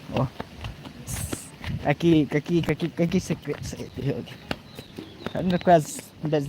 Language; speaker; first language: Hindi; non-native, local second language; Thado Chin